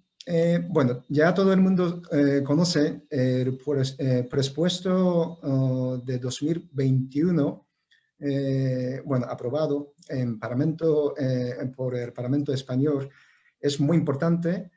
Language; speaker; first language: Spanish; non-native, fluent; Japanese